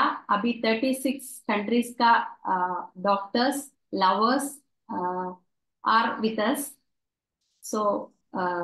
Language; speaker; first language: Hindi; non-native, local second language; Malayalam